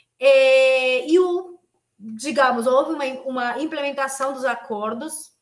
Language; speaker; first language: Portuguese; non-native, fluent; Spanish